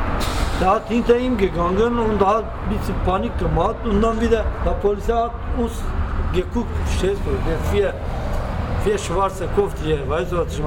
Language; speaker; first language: German; non-native, learner; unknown